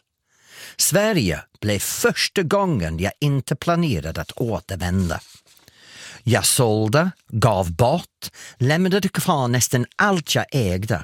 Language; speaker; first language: Swedish; non-native, fluent; English